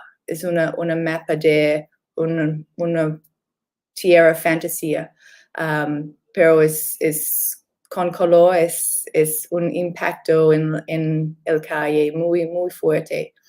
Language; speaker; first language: Spanish; non-native, learner; English